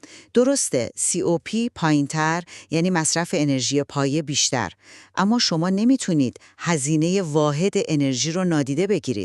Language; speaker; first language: Persian; native; Persian